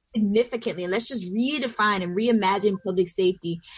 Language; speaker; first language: English; native; English